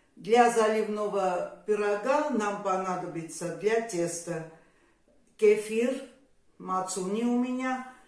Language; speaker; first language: Russian; non-native, fluent; Armenian